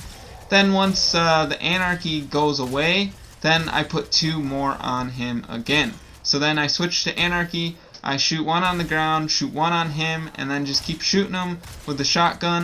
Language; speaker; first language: English; native; English